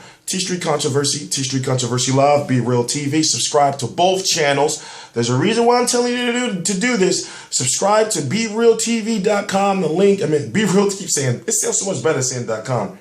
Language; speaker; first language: English; native; English